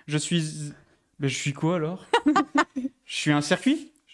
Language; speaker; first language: French; native; French